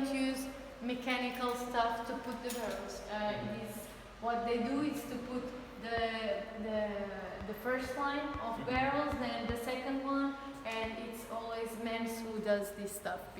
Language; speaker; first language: English; non-native, fluent; Portuguese